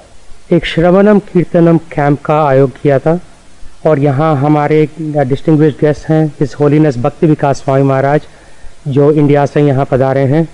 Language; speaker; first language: Hindi; native; Hindi